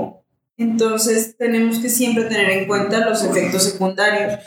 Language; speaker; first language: Spanish; native; Spanish